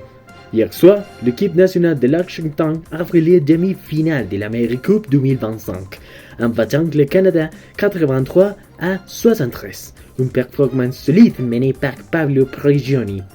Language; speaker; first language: French; non-native, learner; Spanish